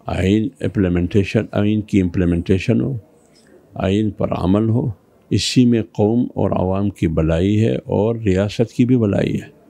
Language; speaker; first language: Urdu; non-native, local second language; Pashto